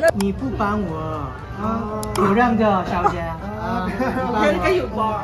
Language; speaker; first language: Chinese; non-native, fluent; Thai